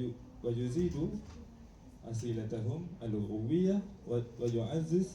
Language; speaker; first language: Arabic; non-native, learner; Malay